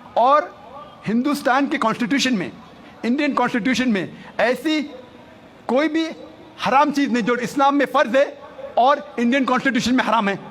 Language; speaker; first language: Hindi; non-native, local second language; Konkani